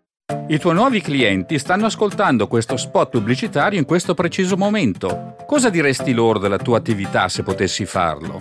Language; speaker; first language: Italian; native; Italian